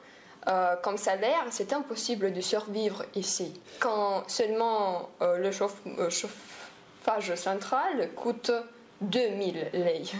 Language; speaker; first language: French; non-native, fluent; Romanian